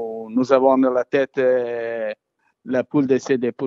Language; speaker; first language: French; non-native, learner; Italian